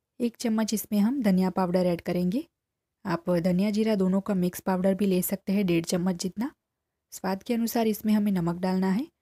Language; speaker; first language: Hindi; non-native, local second language; Gujarati